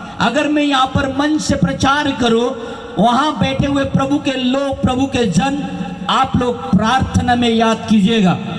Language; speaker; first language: Hindi; non-native, local second language; Nepali